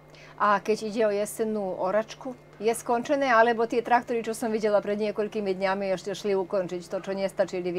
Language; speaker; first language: Slovak; native; Slovak